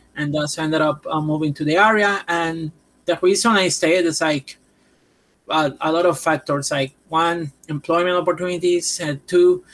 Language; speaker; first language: English; non-native, fluent; Spanish